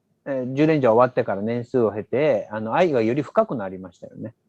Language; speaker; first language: Japanese; native; Japanese